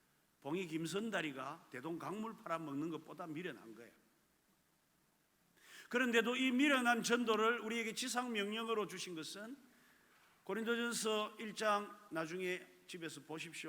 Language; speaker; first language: Korean; native; Korean